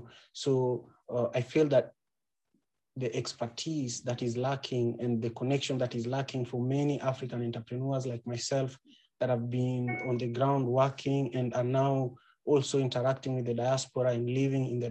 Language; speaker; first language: English; non-native, local second language; Luo (Kenya and Tanzania)